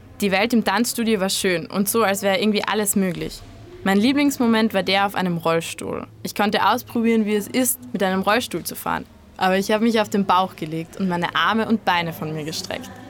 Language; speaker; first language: German; native; German